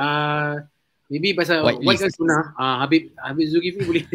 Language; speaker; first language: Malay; native; Malay